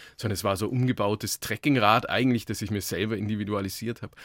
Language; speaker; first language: German; native; German